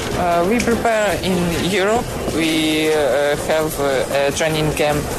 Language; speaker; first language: English; non-native, learner; Ukrainian